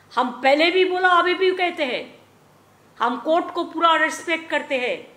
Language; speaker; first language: Hindi; non-native, local second language; Bangla